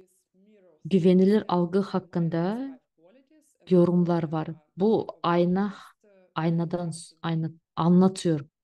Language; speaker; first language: Turkish; non-native, fluent; Russian